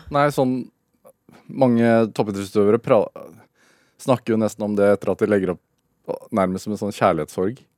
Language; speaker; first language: Norwegian; native; Norwegian